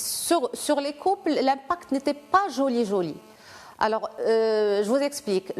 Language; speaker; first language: French; non-native, local second language; Arabic